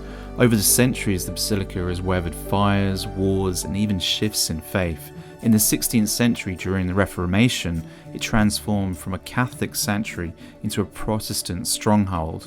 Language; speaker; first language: English; native; English